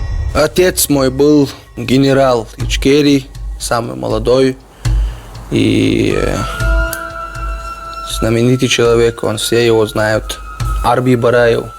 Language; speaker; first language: Russian; non-native, local second language; Chechen